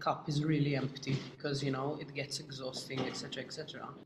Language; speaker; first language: English; native; English